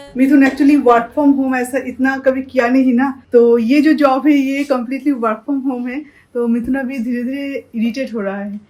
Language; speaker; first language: Hindi; non-native, local second language; Bangla